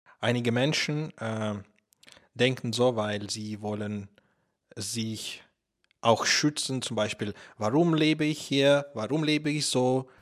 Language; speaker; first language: German; non-native, fluent; Russian